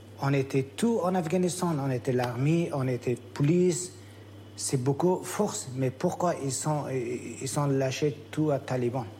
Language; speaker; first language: French; non-native, learner; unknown